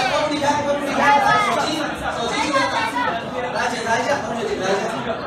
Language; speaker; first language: Chinese; native; Chinese